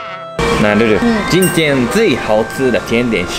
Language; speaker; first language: Chinese; non-native, fluent; Japanese